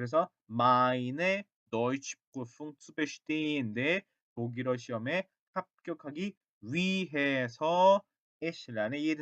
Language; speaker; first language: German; non-native, fluent; Korean